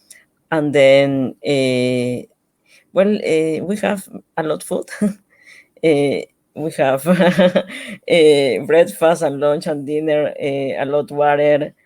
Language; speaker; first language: English; non-native, learner; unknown